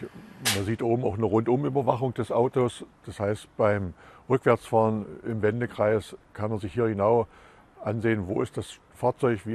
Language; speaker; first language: German; native; German